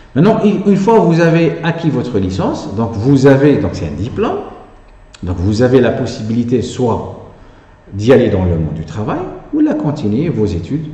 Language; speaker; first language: French; non-native, local second language; Arabic